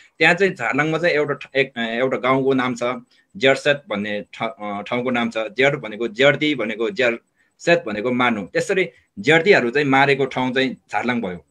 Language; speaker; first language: Nepali; non-native, local second language; Eastern Tamang